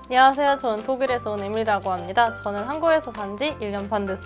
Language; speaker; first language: Korean; non-native, learner; German